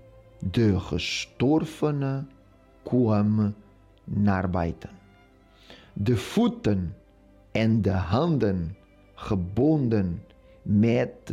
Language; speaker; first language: Dutch; non-native, fluent; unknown